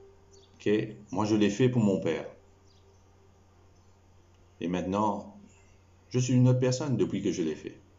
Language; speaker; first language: French; non-native, local second language; Morisyen